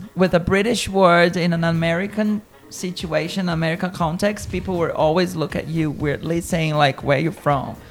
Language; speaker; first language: English; non-native, fluent; Portuguese